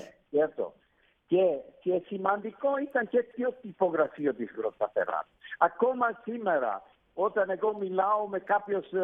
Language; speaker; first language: Greek; non-native, fluent; Italian